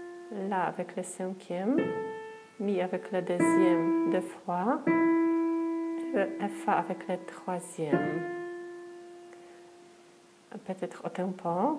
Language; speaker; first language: French; non-native, fluent; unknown